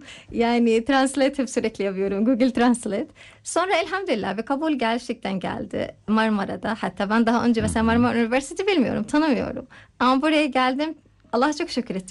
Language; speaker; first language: Turkish; non-native, fluent; Arabic